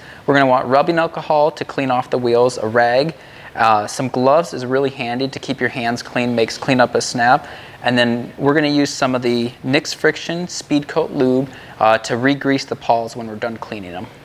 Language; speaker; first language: English; native; English